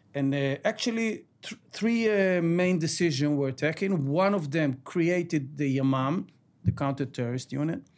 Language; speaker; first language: English; non-native, fluent; Ladino